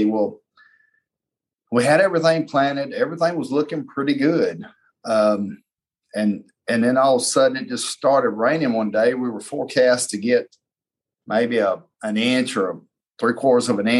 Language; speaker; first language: English; native; English